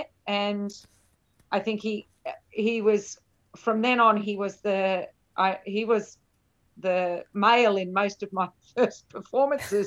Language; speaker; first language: English; native; English